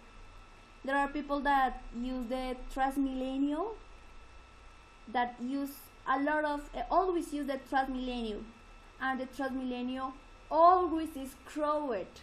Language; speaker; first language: English; non-native, learner; Spanish